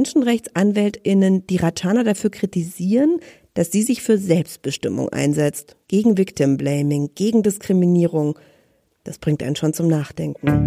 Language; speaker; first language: German; native; German